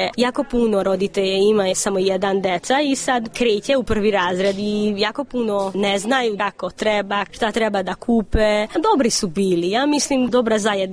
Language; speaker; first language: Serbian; non-native, local second language; Hungarian